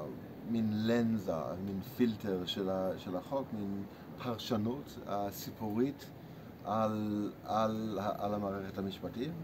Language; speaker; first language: Hebrew; non-native, fluent; English